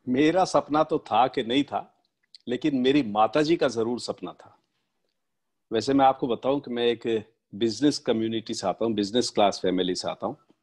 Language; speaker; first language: Hindi; native; Hindi